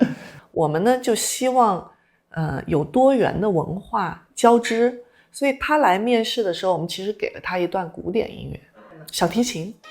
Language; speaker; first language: Chinese; native; Chinese